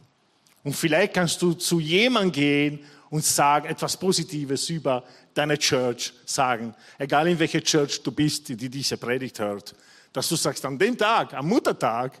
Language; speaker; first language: German; non-native, fluent; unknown